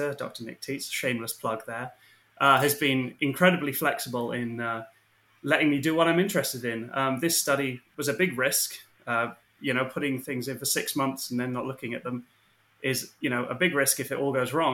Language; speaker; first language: English; native; English